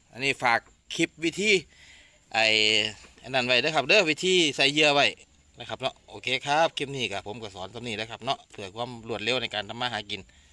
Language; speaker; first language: Thai; native; Thai